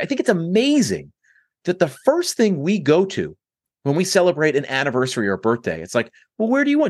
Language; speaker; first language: English; native; English